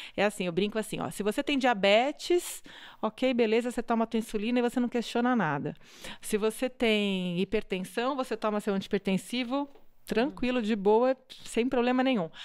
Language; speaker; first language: Portuguese; native; Portuguese